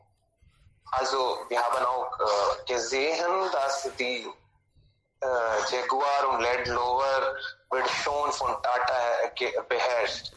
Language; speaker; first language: German; non-native, learner; Hindi